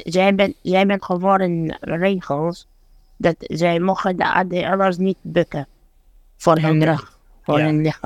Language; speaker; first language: Dutch; non-native, fluent; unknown